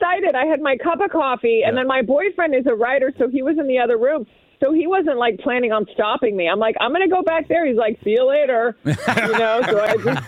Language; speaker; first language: English; early bilingual, other home language; Spanish